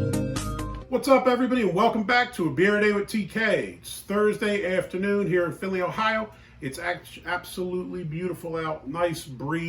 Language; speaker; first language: English; native; English